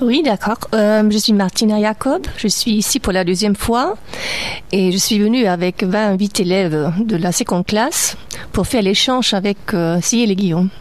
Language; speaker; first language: French; non-native, fluent; German